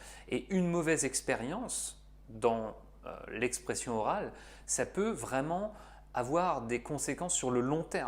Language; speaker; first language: French; native; French